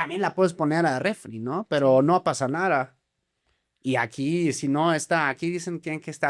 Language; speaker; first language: Spanish; native; Spanish